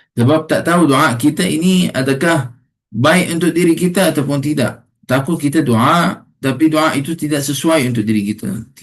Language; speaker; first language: Malay; non-native, fluent; Arabic